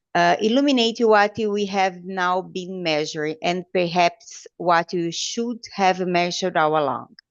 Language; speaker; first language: English; non-native, fluent; Portuguese